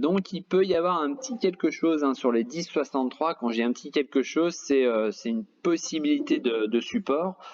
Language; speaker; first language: French; native; French